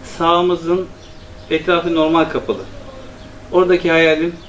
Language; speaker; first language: Turkish; native; Turkish